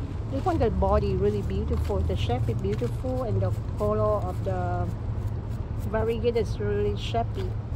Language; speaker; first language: English; non-native, learner; Vietnamese